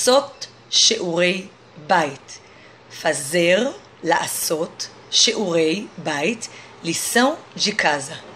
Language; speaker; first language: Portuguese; non-native, fluent; Hebrew